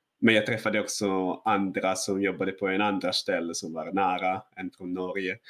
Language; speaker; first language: Swedish; non-native, learner; Italian